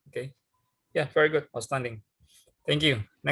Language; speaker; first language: English; non-native, fluent; Indonesian